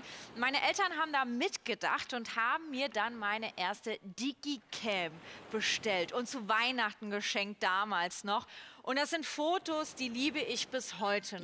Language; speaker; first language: German; native; German